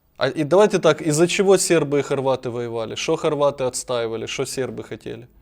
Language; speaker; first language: Russian; native; Russian